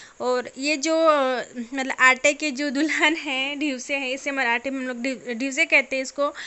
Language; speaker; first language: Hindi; non-native, local second language; Marathi